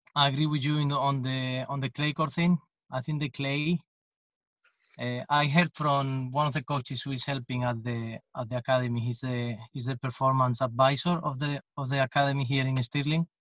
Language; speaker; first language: English; non-native, fluent; Spanish